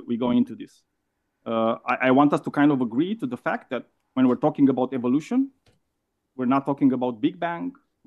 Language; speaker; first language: English; non-native, fluent; Romanian